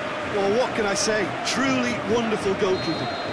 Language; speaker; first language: English; native; English